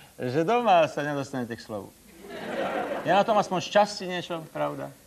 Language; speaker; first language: Slovak; native; Slovak